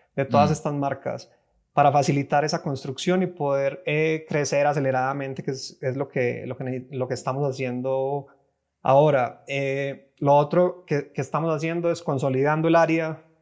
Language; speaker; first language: Spanish; native; Spanish